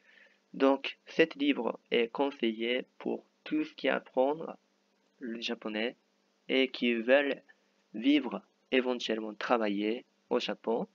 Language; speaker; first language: French; non-native, fluent; Japanese